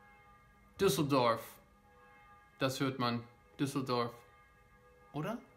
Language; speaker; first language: German; non-native, fluent; English